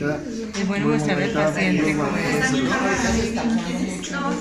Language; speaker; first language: Spanish; native; Spanish